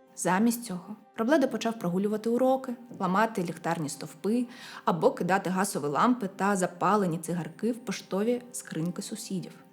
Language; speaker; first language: Ukrainian; non-native, local second language; Russian